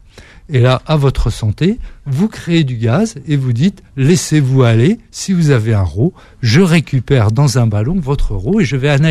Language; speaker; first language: French; native; French